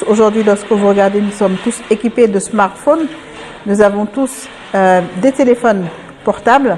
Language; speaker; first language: French; non-native, local second language; Wolof